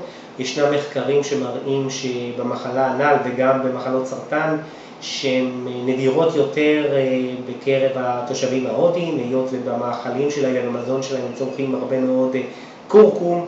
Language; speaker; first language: Hebrew; native; Hebrew